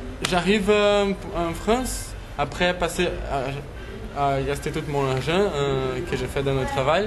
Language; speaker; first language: French; non-native, learner; Portuguese